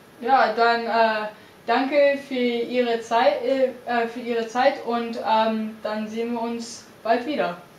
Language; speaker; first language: German; non-native, fluent; English